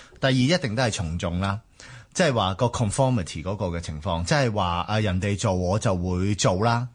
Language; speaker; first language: Cantonese; native; Cantonese